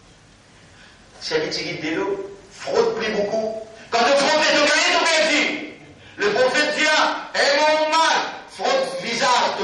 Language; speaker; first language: French; non-native, local second language; Morisyen